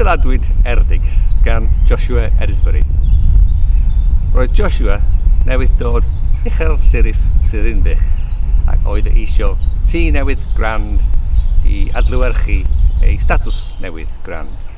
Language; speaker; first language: Welsh; non-native, learner; English